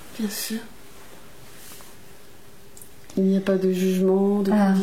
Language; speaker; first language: French; native; French